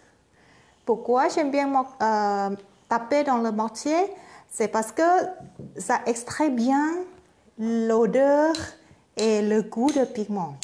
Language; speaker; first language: French; non-native, learner; Thai